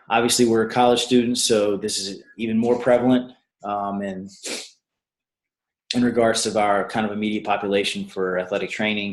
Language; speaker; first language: English; native; English